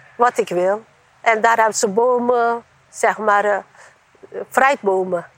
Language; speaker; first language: Dutch; non-native, learner; Turkish